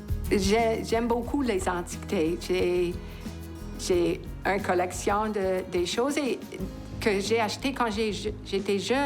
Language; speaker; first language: French; non-native, local second language; English